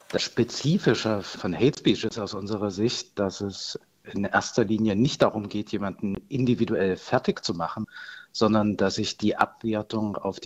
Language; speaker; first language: German; native; German